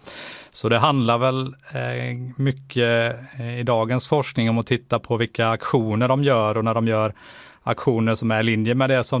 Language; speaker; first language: Swedish; native; Swedish